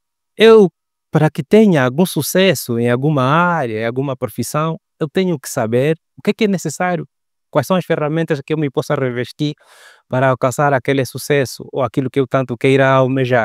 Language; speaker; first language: Portuguese; native; Portuguese